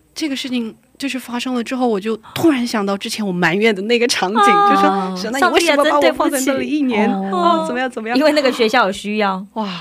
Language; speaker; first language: Chinese; native; Chinese